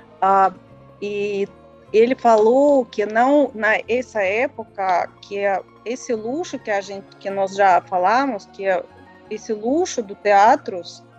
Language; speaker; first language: Portuguese; non-native, learner; Russian